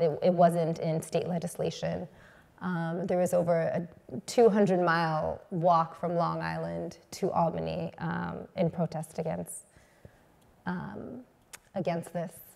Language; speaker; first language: English; native; English